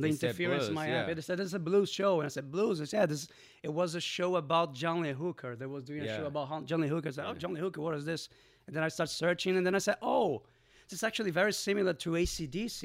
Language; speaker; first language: English; non-native, fluent; Portuguese